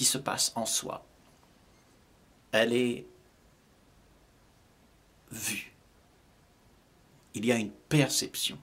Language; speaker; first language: French; native; French